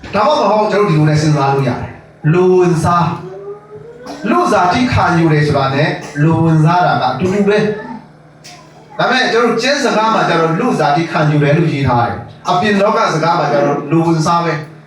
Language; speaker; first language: Burmese; non-native, local second language; Hakha Chin